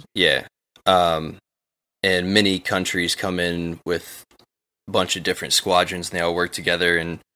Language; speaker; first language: English; native; English